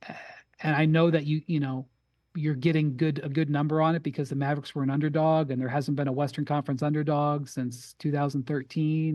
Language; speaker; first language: English; native; English